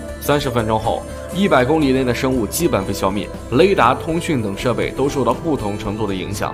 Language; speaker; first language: Chinese; native; Chinese